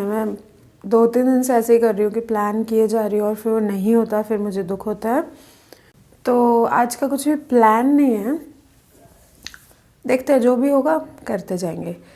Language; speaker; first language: Hindi; native; Hindi